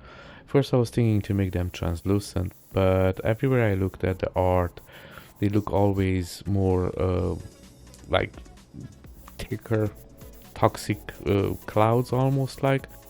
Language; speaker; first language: English; non-native, fluent; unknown